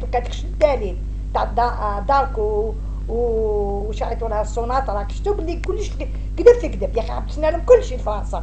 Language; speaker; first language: Arabic; native; Arabic